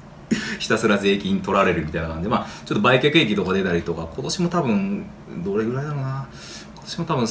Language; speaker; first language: Japanese; native; Japanese